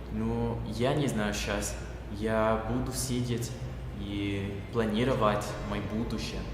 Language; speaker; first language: Russian; non-native, fluent; English